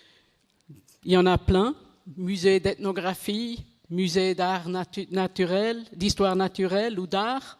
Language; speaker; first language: French; non-native, local second language; German